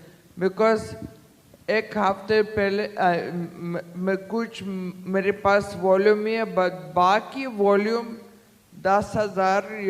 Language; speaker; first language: Hindi; non-native, learner; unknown